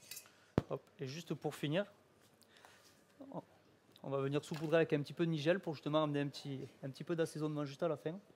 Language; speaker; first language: French; native; French